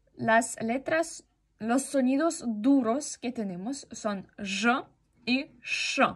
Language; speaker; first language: Spanish; non-native, fluent; Russian